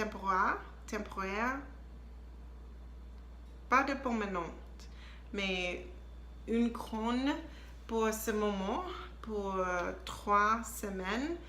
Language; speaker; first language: French; non-native, learner; English